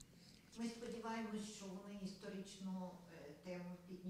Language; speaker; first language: Ukrainian; native; Ukrainian